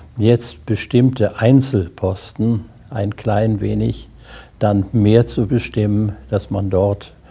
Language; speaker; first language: German; native; German